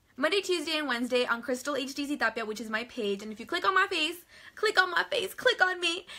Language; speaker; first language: English; early bilingual, other home language; Spanish